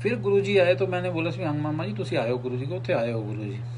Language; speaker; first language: Hindi; non-native, local second language; Punjabi